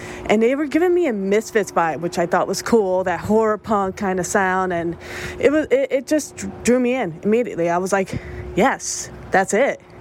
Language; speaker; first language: English; early bilingual, other home language; Spanish